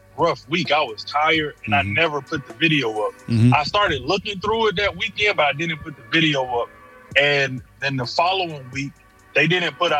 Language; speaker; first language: English; native; English